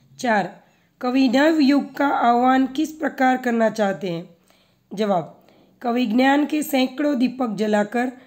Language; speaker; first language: Hindi; non-native, local second language; Gujarati